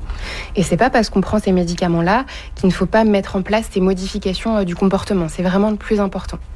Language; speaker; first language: French; native; French